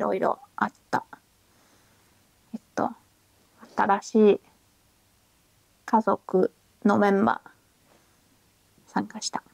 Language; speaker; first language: Japanese; non-native, learner; English